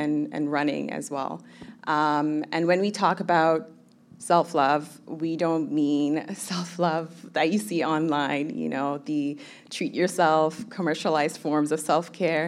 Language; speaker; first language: English; non-native, local second language; Somali